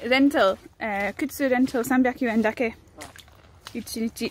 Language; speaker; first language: Japanese; non-native, learner; English